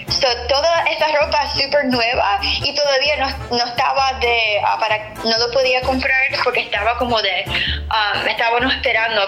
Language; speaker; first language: Spanish; early bilingual, heritage; English